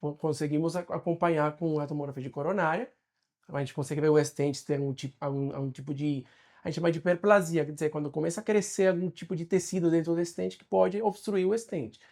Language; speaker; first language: Portuguese; non-native, fluent; Spanish